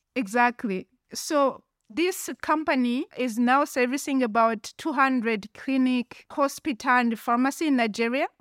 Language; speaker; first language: English; non-native, local second language; Kinyarwanda